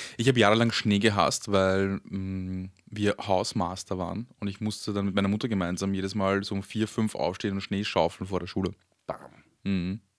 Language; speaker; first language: German; early bilingual, other home language; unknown